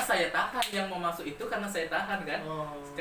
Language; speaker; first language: Indonesian; native; Indonesian